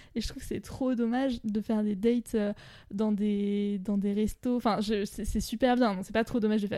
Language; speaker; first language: French; native; French